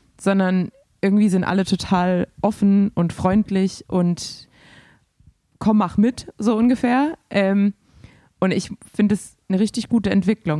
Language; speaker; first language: German; native; German